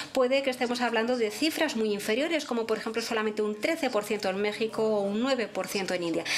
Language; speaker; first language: Spanish; non-native, fluent; English